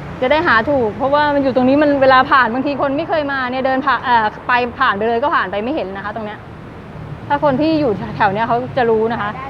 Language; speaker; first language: Thai; native; Thai